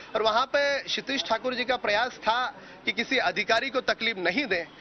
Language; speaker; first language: Hindi; non-native, local second language; Marathi